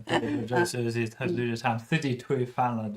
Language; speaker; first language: Chinese; non-native, fluent; German